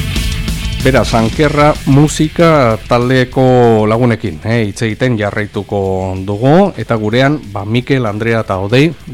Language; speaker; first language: Basque; native; Basque